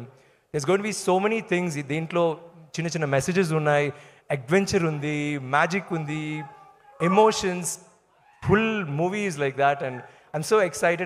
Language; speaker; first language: Telugu; non-native, learner; Tamil